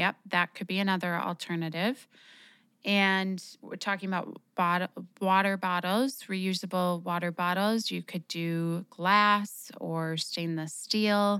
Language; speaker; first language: English; native; English